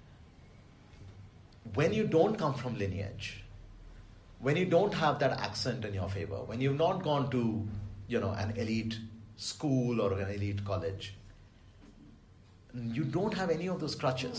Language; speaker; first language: English; non-native, local second language; Bangla